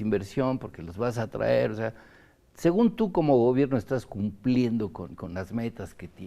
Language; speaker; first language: Spanish; native; Spanish